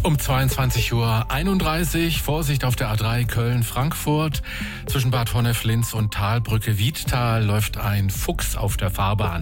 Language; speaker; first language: German; native; German